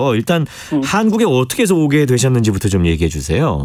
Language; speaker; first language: Korean; native; Korean